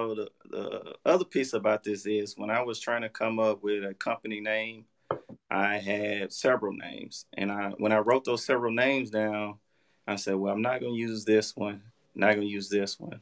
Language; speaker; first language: English; native; English